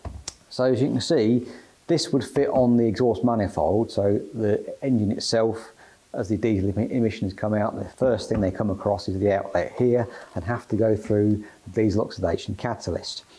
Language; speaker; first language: English; native; English